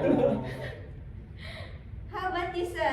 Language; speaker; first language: English; non-native, learner; Indonesian